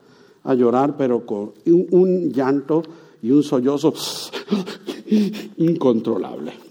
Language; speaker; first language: Spanish; native; Spanish